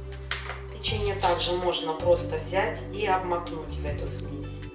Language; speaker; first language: Russian; native; Russian